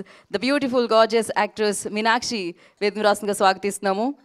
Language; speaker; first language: Telugu; native; Telugu